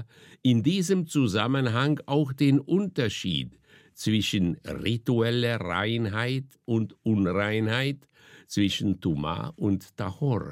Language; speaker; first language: German; native; German